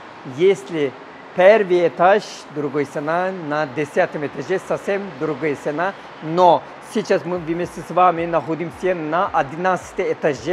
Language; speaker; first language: Russian; non-native, fluent; Turkish